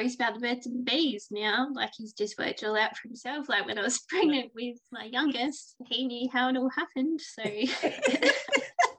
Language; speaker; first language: English; native; English